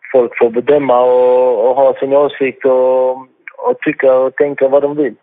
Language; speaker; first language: Swedish; non-native, fluent; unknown